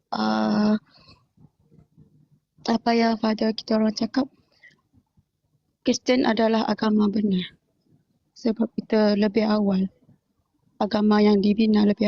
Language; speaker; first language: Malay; non-native, local second language; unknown